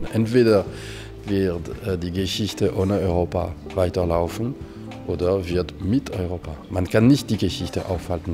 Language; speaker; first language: German; non-native, fluent; French